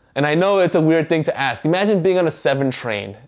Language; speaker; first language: English; early bilingual, other home language; Korean